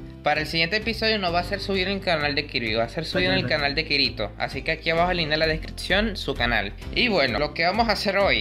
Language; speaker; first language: Spanish; native; Spanish